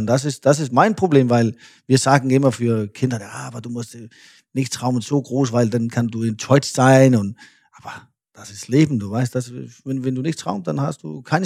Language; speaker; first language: German; non-native, fluent; Danish